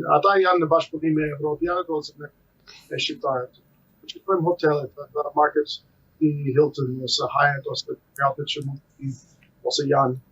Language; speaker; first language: Albanian; non-native, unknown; English